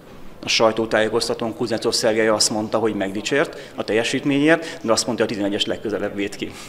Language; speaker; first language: Hungarian; native; Hungarian